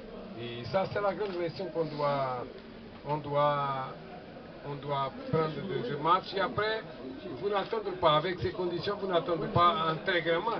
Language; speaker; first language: French; non-native, fluent; Portuguese